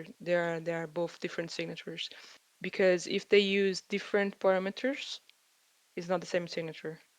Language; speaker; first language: English; non-native, learner; Portuguese